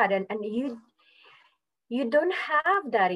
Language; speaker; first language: English; non-native, fluent; Spanish